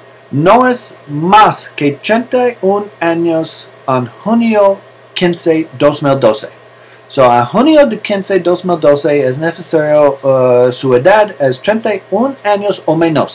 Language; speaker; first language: Spanish; non-native, learner; English